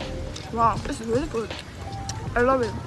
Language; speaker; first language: English; non-native, learner; Korean